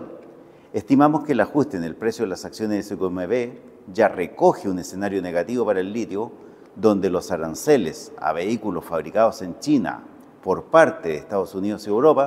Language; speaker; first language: Spanish; native; Spanish